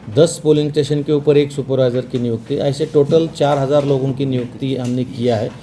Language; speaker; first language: Hindi; non-native, local second language; Marathi